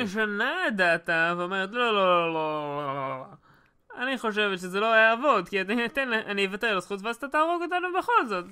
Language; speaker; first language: Hebrew; native; Hebrew